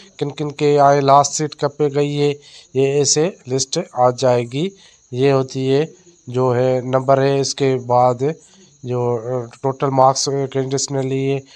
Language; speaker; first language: Urdu; non-native, local second language; Sindhi